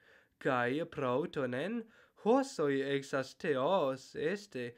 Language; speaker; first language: Greek; non-native, fluent; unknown